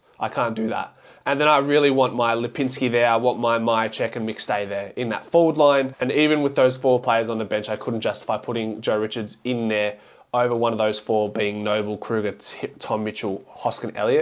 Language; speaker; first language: English; native; English